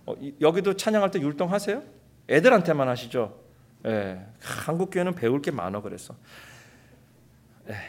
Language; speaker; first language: Korean; early bilingual, heritage; Korean